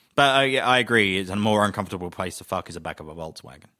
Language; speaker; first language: English; native; English